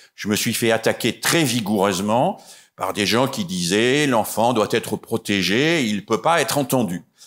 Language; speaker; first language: French; native; French